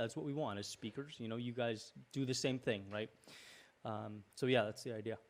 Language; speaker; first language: English; native; English